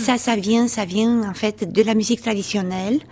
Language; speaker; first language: French; non-native, fluent; Romanian